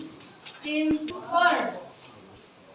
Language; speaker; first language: English; non-native, learner; Indonesian